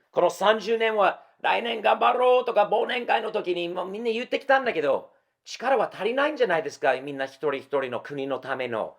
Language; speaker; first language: Japanese; non-native, fluent; English